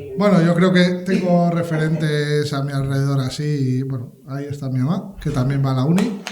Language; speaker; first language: Spanish; native; Spanish